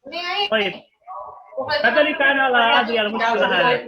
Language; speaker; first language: Arabic; non-native, fluent; Indonesian